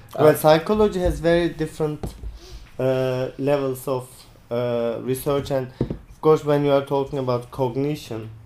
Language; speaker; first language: English; non-native, fluent; Turkish